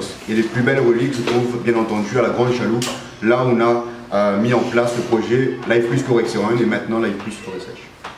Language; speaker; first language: French; native; French